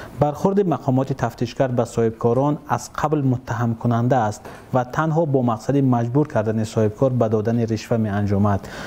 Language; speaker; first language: Persian; native; Persian